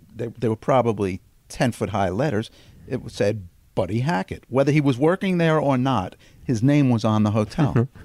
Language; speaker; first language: English; native; English